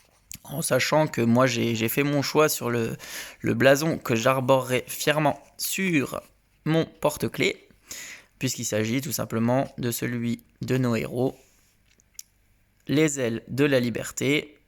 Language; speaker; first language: French; native; French